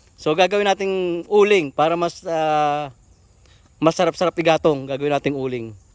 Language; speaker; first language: Filipino; native; Filipino